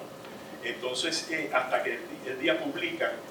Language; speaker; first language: Spanish; native; Spanish